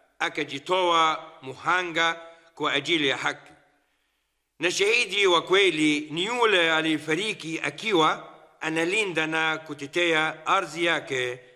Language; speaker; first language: Swahili; non-native, fluent; Arabic